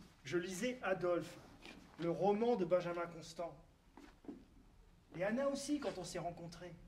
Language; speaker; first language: French; native; French